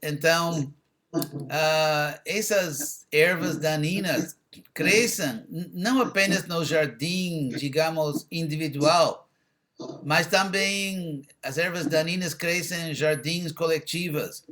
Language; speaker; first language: Portuguese; non-native, fluent; English